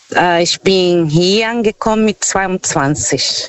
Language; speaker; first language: German; non-native, fluent; Portuguese